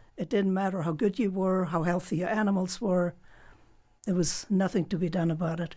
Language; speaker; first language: English; non-native, fluent; German